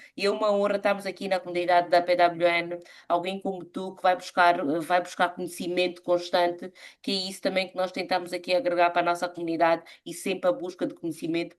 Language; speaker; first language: Portuguese; native; Portuguese